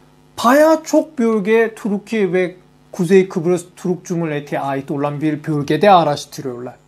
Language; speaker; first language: Turkish; non-native, learner; Korean